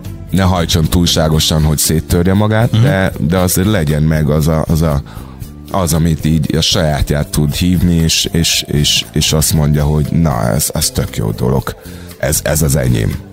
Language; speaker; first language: Hungarian; non-native, fluent; English